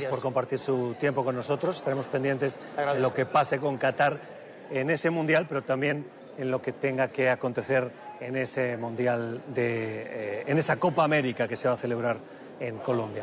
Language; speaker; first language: Spanish; native; Spanish